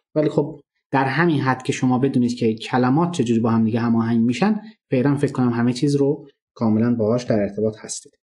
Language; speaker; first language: Persian; non-native, local second language; Azerbaijani